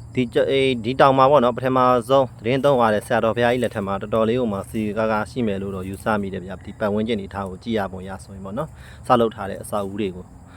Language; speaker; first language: Burmese; non-native, local second language; Shan